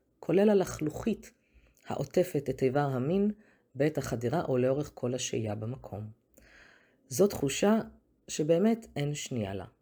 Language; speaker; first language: Hebrew; native; Hebrew